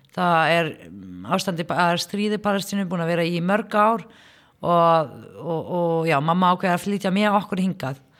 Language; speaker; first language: Icelandic; non-native, fluent; Arabic